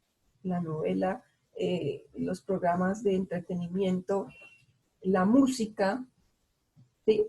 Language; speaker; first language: Spanish; native; Spanish